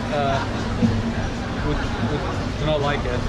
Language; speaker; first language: English; non-native, fluent; Korean